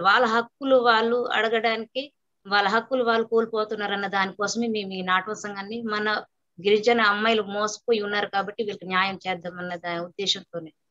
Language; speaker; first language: Telugu; non-native, local second language; Koya